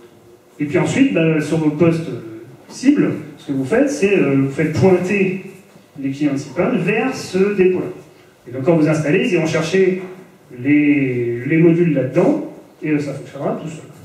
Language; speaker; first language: French; native; French